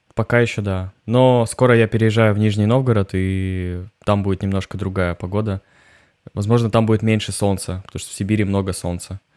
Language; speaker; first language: Russian; native; Russian